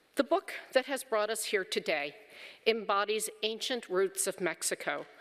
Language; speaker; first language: English; native; English